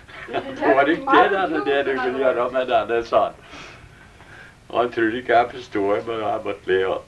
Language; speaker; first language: Norwegian; early bilingual, heritage; Norwegian